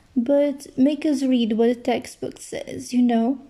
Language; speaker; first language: English; non-native, fluent; Portuguese